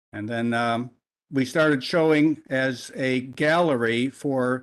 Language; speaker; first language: English; native; English